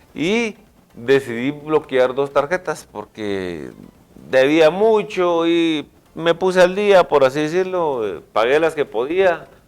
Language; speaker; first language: Spanish; native; Spanish